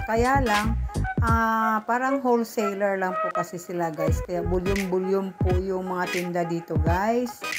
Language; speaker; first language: Filipino; non-native, local second language; Cebuano